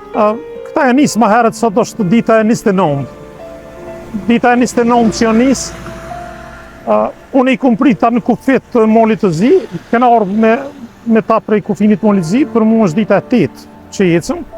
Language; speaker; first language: Albanian; native; Albanian